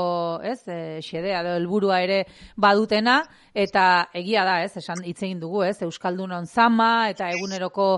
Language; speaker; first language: Basque; native; Basque